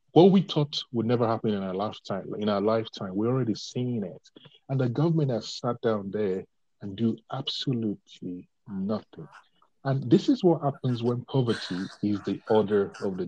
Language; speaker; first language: English; non-native, local second language; Yoruba